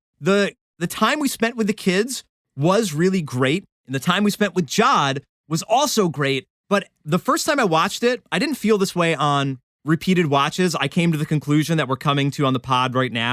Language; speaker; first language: English; native; English